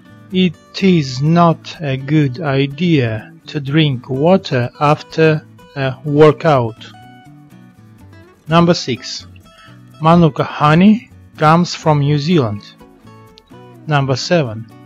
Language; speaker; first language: English; non-native, fluent; Russian